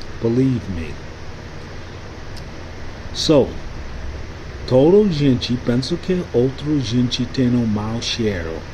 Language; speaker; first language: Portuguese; non-native, learner; English